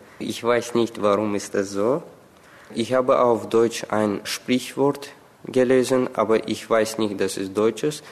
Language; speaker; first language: German; non-native, learner; Azerbaijani